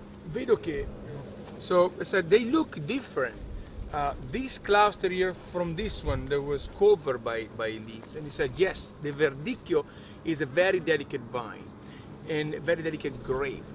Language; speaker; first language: English; non-native, fluent; Italian